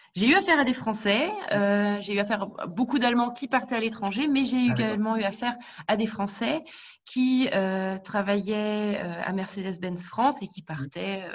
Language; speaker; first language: French; native; French